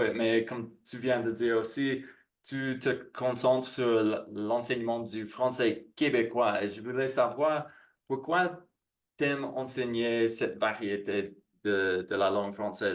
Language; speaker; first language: French; non-native, fluent; English